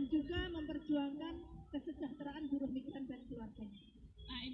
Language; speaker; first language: Indonesian; native; Indonesian